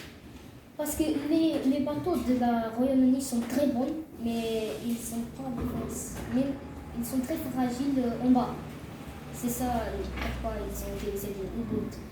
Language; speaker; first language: French; non-native, learner; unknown